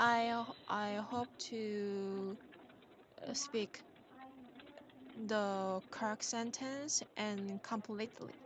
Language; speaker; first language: English; non-native, learner; Korean